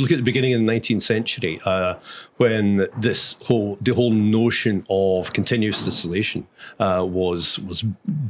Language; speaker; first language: English; native; English